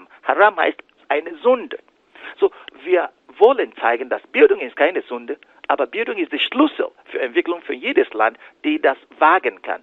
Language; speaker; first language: German; non-native, fluent; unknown